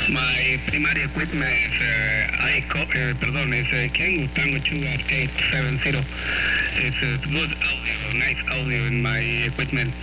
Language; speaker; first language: English; non-native, learner; Spanish